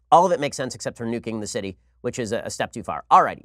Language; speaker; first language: English; native; English